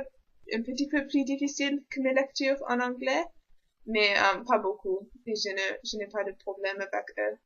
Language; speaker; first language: French; non-native, local second language; English